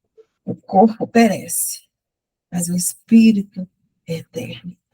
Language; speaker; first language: Portuguese; native; Portuguese